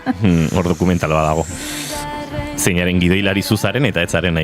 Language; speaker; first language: Basque; native; Basque